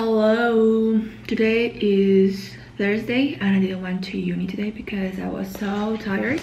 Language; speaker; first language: English; non-native, fluent; Chinese